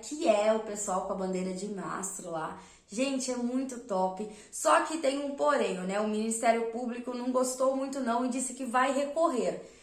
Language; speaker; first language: Portuguese; native; Portuguese